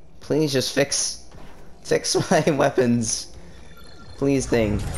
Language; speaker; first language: English; native; English